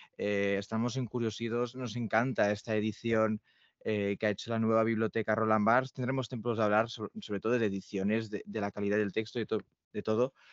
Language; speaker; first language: Spanish; non-native, local second language; Catalan